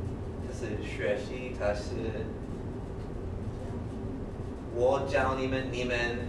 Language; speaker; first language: Chinese; non-native, fluent; English